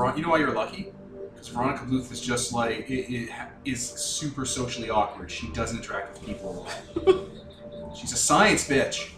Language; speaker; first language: English; native; English